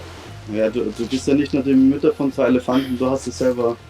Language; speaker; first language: German; native; German